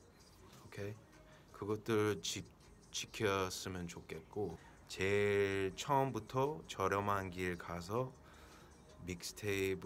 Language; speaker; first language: Korean; early bilingual, heritage; Korean